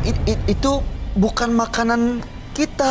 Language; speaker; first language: Indonesian; native; Indonesian